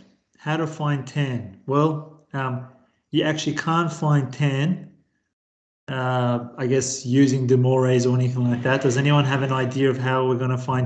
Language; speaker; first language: English; native; English